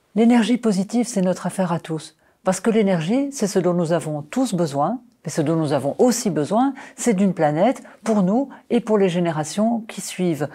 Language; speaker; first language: French; native; French